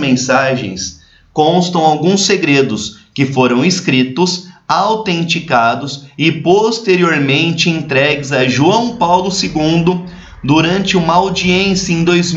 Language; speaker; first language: Portuguese; native; Portuguese